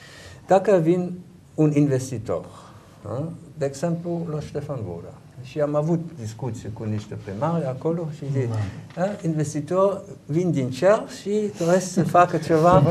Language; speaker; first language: Romanian; non-native, learner; German